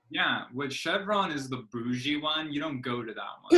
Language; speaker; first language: English; native; English